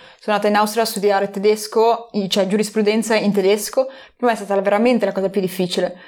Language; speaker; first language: Italian; native; Italian